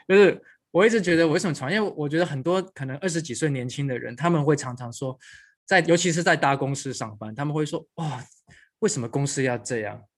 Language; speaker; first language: Chinese; non-native, local second language; Cantonese